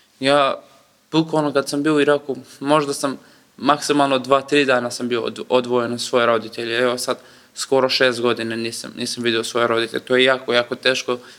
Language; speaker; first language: Serbian; non-native, learner; Kurdish